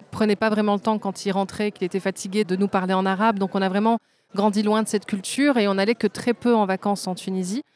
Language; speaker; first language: French; native; French